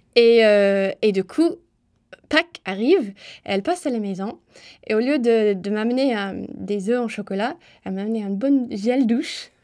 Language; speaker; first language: French; non-native, fluent; English